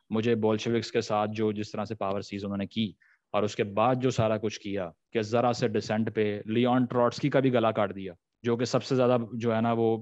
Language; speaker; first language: Urdu; native; Urdu